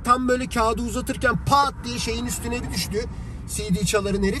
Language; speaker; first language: Turkish; native; Turkish